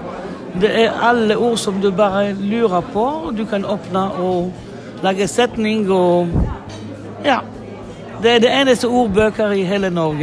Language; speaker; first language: Norwegian; non-native, learner; Hebrew